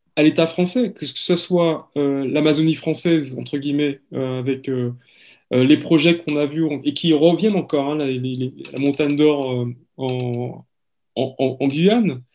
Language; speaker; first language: French; native; French